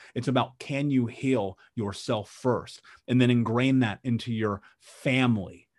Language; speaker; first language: English; native; English